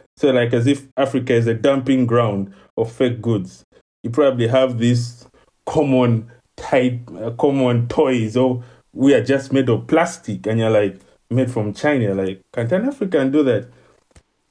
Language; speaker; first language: English; non-native, local second language; Ganda